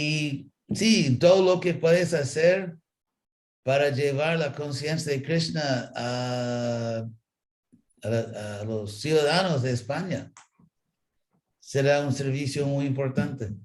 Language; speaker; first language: Spanish; non-native, fluent; English